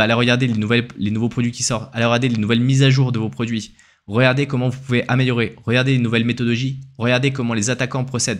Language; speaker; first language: French; native; French